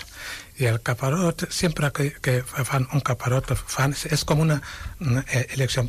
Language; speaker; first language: Catalan; non-native, fluent; Wolof